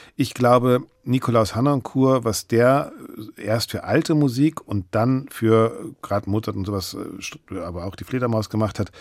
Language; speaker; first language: German; native; German